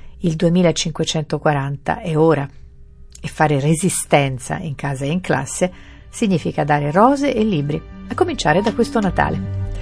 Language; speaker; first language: Italian; native; Italian